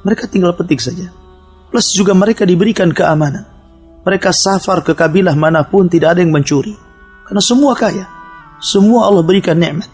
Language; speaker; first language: Indonesian; native; Indonesian